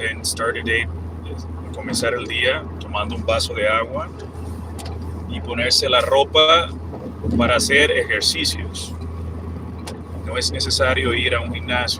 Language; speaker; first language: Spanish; early bilingual, heritage; Spanish